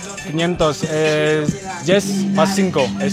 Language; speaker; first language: Spanish; non-native, learner; French